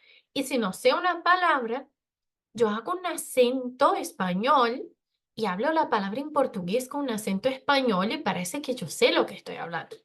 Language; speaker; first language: Spanish; non-native, fluent; Portuguese